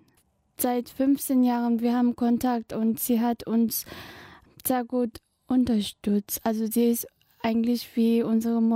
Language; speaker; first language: German; non-native, fluent; Tibetan